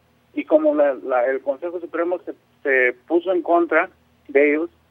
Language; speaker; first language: Spanish; non-native, local second language; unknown